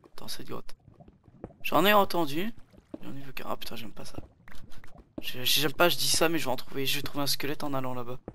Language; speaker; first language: French; native; French